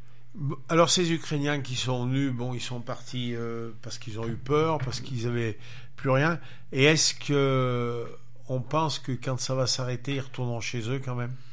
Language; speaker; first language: French; native; French